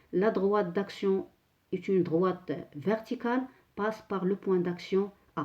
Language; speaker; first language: French; non-native, local second language; Arabic